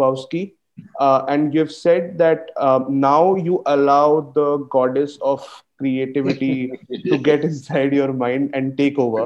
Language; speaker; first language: English; non-native, local second language; Bangla